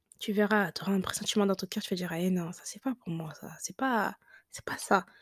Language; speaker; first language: French; early bilingual, other home language; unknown